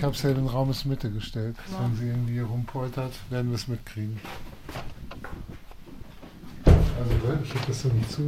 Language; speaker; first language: German; native; German